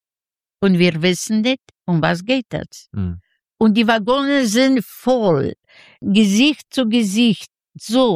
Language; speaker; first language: German; non-native, fluent; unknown